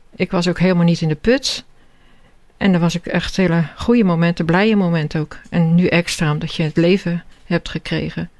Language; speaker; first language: Dutch; native; Dutch